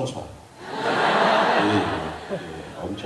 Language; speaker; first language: Korean; non-native, learner; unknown